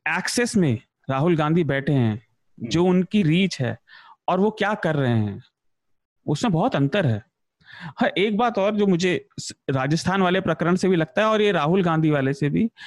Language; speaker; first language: Hindi; native; Hindi